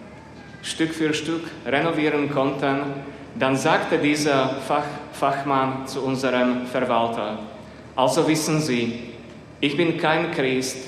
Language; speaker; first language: German; non-native, fluent; Slovak